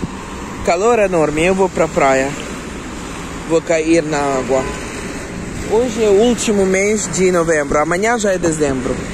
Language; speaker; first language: Portuguese; non-native, learner; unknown